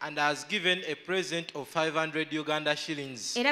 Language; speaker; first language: English; non-native, local second language; Ganda